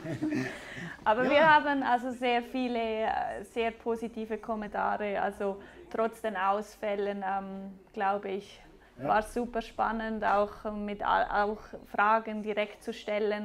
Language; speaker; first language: German; native; German